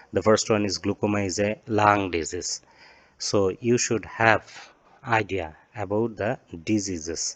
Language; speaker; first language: English; non-native, local second language; Bangla